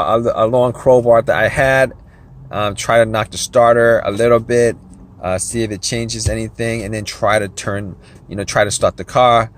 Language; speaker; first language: English; native; English